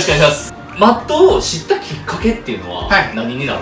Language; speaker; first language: Japanese; native; Japanese